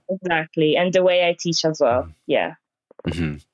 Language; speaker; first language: English; non-native, fluent; Polish